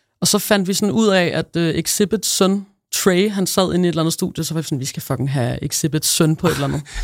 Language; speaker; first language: Danish; native; Danish